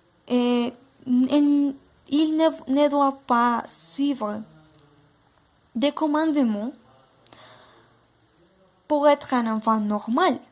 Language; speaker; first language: French; non-native, learner; Spanish